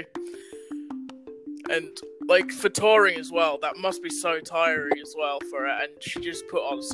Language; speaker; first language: English; native; English